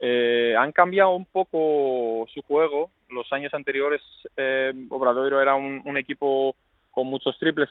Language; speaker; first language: Spanish; non-native, fluent; Greek